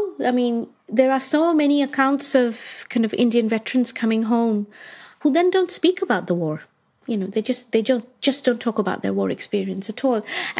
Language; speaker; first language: English; non-native, local second language; Bangla